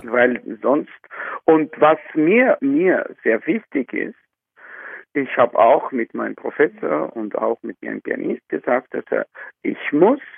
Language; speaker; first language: German; non-native, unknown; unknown